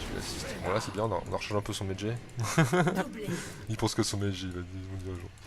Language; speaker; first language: French; native; French